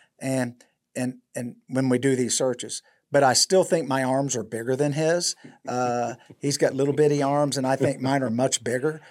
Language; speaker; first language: English; native; English